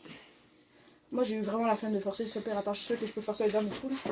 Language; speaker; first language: French; native; French